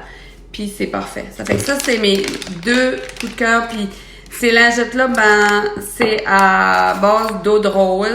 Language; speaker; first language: French; native; French